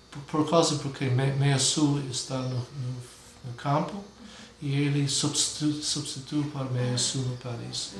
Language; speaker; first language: Portuguese; non-native, fluent; English